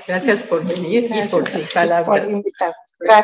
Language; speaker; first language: Spanish; non-native, fluent; Italian